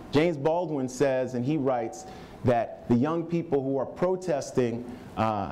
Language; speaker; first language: English; native; English